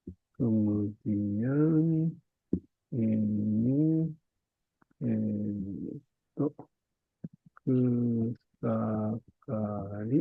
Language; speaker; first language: Indonesian; non-native, fluent; Japanese